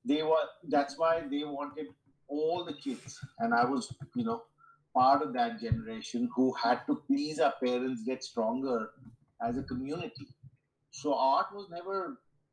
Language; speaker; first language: English; non-native, local second language; Sindhi